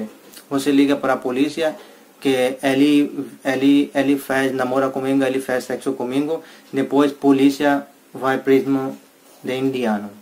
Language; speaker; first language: Portuguese; non-native, learner; Hindi